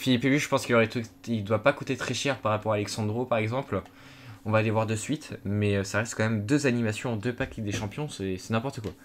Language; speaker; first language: French; native; French